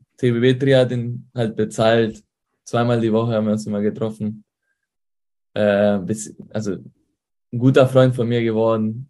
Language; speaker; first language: German; early bilingual, heritage; Spanish